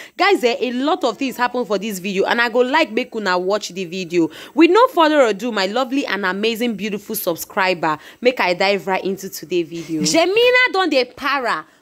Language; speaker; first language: Nigerian Pidgin; native; Nigerian Pidgin